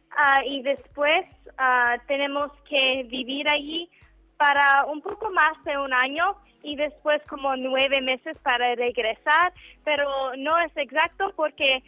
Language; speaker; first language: Spanish; non-native, learner; English